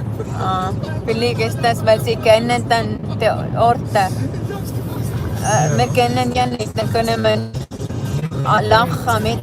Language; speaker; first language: German; non-native, fluent; Cebuano